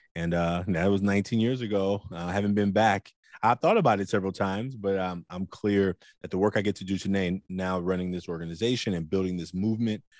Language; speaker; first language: English; native; English